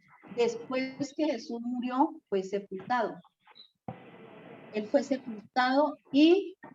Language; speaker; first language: Spanish; native; Spanish